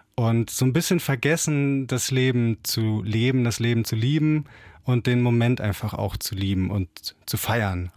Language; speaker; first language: German; native; German